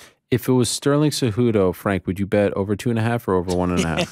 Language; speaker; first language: English; native; English